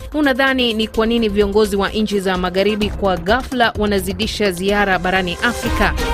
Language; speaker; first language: Swahili; non-native, local second language; Kalenjin